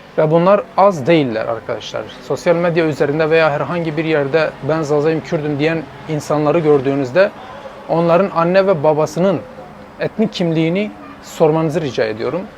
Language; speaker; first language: Turkish; non-native, local second language; Zaza